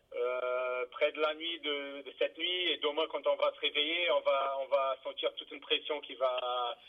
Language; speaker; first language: French; non-native, fluent; Portuguese